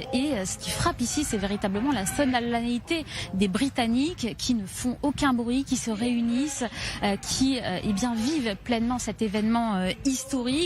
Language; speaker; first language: French; native; French